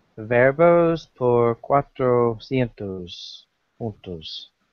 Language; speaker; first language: Spanish; non-native, learner; English